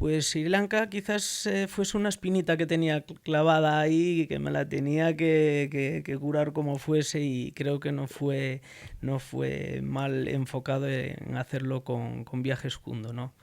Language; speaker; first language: Spanish; native; Spanish